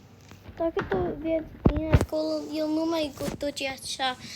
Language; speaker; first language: Romanian; early bilingual, heritage; Romanian